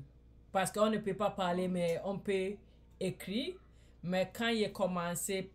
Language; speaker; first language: French; non-native, learner; English